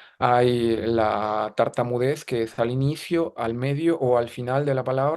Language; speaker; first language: Spanish; native; Spanish